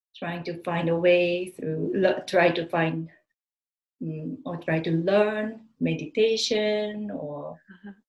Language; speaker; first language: English; non-native, fluent; Japanese